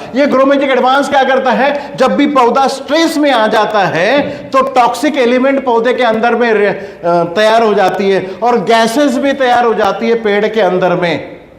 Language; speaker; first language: Hindi; non-native, local second language; Kannada